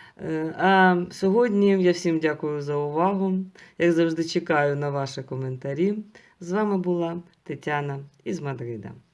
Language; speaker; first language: Ukrainian; non-native, local second language; Russian